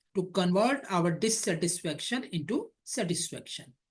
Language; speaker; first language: English; non-native, local second language; Hindi